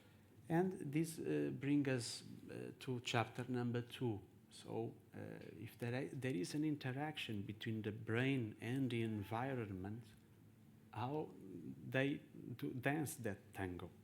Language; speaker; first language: English; non-native, fluent; Portuguese